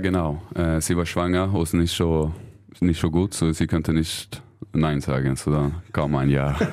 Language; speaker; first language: German; non-native, learner; Swedish